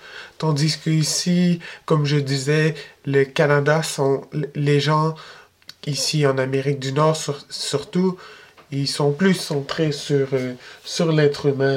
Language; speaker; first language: French; early bilingual, other home language; Spanish